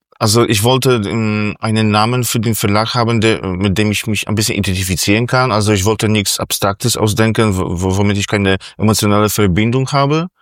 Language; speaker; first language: German; non-native, fluent; Polish